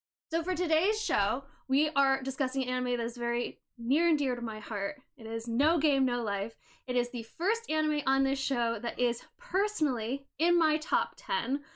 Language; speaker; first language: English; native; English